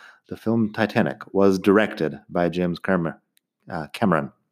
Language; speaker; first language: English; native; English